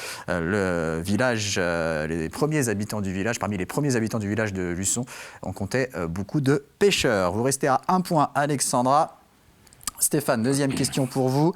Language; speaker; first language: French; native; French